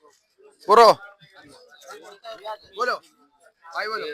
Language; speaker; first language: Hindi; non-native, local second language; Malayalam